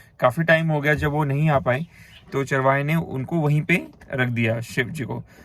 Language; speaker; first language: Hindi; native; Hindi